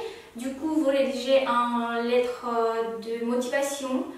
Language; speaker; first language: French; non-native, fluent; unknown